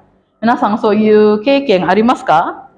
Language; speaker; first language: Japanese; non-native, fluent; Indonesian